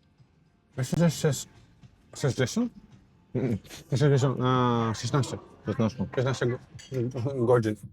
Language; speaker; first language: Polish; non-native, fluent; Portuguese